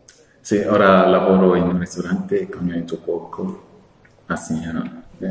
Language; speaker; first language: Italian; non-native, fluent; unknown